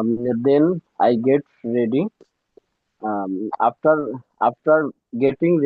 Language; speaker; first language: English; non-native, learner; Bangla